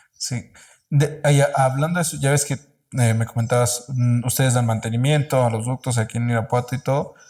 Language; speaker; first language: Spanish; native; Spanish